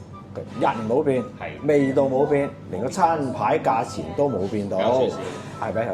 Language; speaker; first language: Cantonese; native; Cantonese